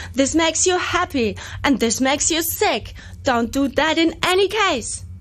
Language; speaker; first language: English; non-native, fluent; German